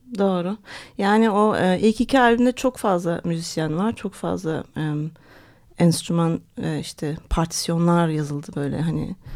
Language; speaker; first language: Turkish; early bilingual, heritage; Turkish